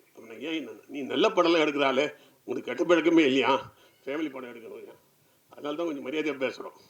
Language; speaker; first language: Tamil; native; Tamil